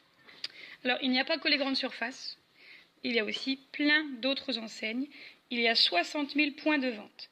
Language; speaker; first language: French; native; French